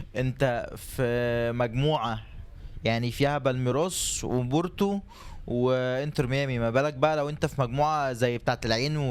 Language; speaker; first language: Arabic; native; Arabic